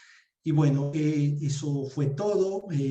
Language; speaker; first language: Spanish; native; Spanish